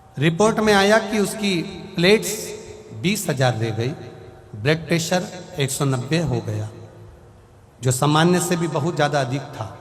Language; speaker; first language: Hindi; native; Hindi